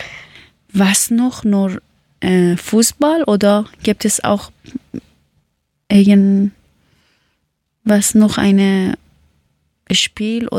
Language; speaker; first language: German; non-native, learner; Persian